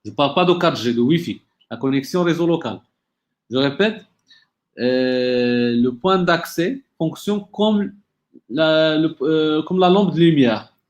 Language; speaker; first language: French; non-native, local second language; Arabic